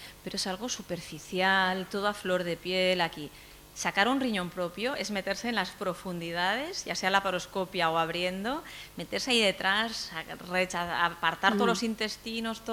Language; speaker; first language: Spanish; native; Spanish